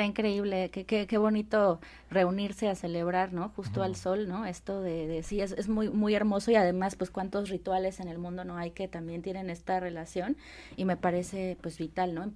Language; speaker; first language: Spanish; native; Spanish